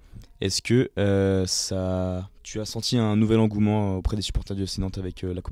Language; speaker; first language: French; native; French